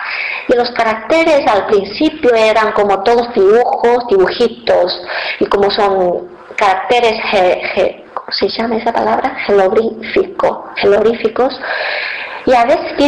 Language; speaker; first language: Spanish; non-native, fluent; Chinese